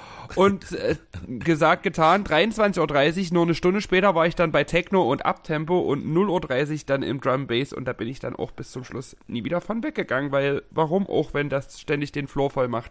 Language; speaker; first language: German; native; German